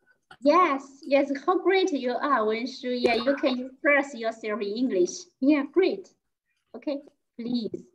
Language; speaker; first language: English; non-native, fluent; Chinese